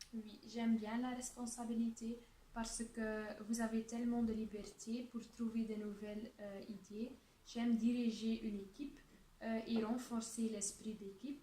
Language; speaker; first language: French; non-native, local second language; Dutch